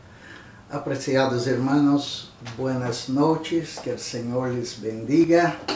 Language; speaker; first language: Spanish; non-native, fluent; Portuguese